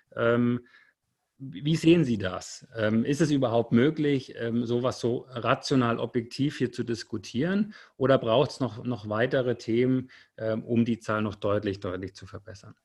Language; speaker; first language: German; native; German